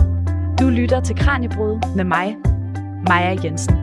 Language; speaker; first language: Danish; native; Danish